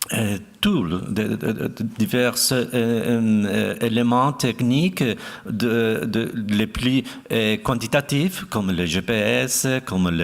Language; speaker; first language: French; non-native, fluent; Spanish